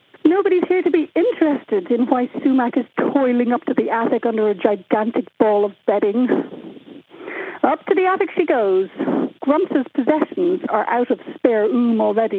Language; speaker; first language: English; native; English